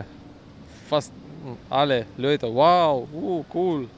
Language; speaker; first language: German; non-native, learner; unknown